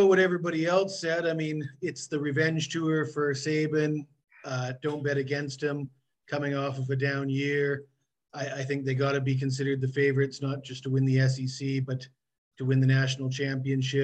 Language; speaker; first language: English; native; English